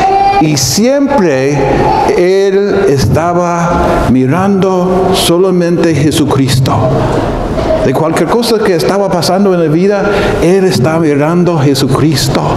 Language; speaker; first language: Spanish; non-native, fluent; English